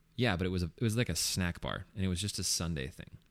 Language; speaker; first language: English; early bilingual, other home language; Spanish